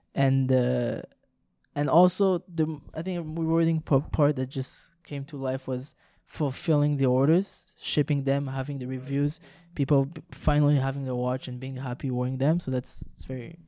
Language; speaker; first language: English; non-native, fluent; French